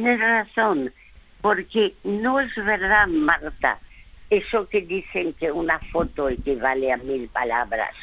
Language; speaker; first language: Spanish; early bilingual, other home language; French